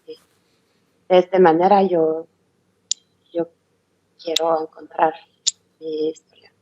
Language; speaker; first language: Spanish; non-native, learner; French